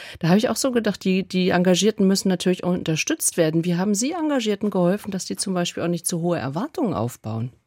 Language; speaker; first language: German; native; German